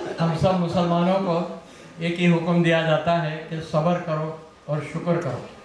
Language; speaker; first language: Urdu; native; Urdu